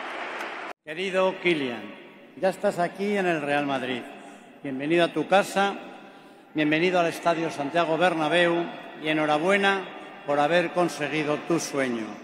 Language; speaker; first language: Spanish; native; Spanish